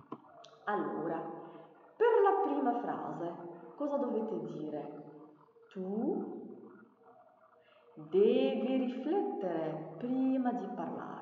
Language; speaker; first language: Italian; non-native, fluent; Arabic